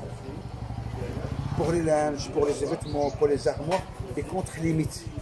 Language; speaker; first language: French; non-native, local second language; Arabic